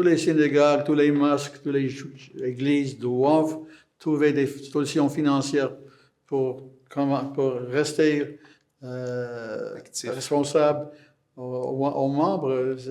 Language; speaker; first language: French; non-native, fluent; English